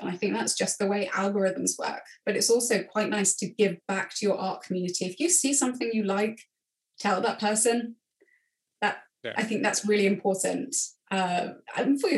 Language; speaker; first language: English; native; English